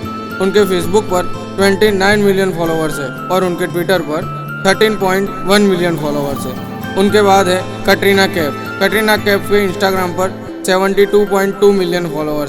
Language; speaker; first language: Hindi; native; Hindi